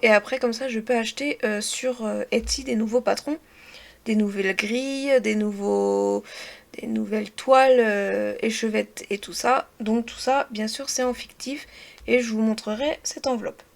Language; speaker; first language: French; native; French